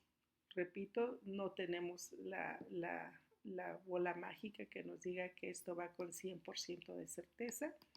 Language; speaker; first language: Spanish; native; Spanish